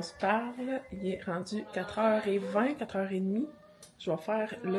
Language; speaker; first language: French; native; French